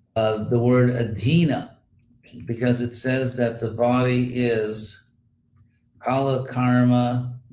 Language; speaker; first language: English; native; English